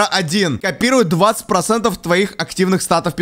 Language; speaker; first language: Russian; native; Russian